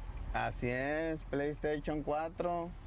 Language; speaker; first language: Spanish; native; Spanish